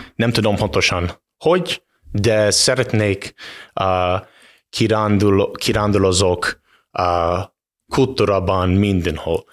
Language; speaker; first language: Hungarian; non-native, learner; English